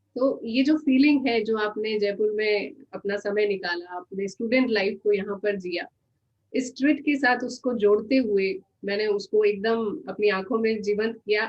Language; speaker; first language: Hindi; native; Hindi